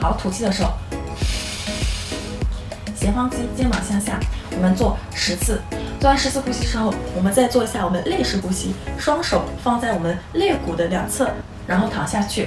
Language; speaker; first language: Chinese; native; Chinese